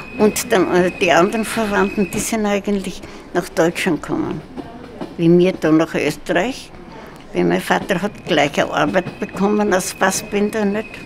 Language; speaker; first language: German; native; German